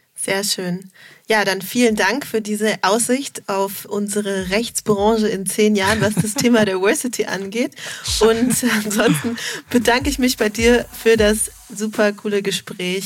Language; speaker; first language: German; native; German